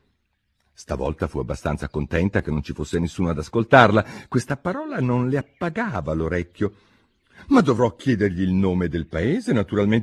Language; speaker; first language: Italian; native; Italian